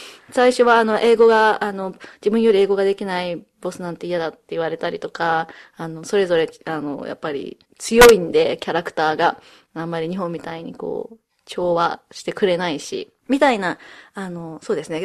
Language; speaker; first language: Japanese; early bilingual, heritage; Japanese